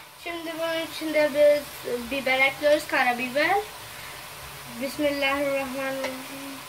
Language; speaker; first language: Turkish; non-native, learner; Urdu